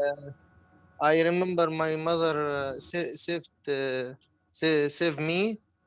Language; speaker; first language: English; non-native, learner; Arabic